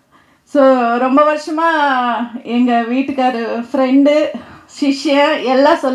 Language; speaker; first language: Tamil; non-native, fluent; Telugu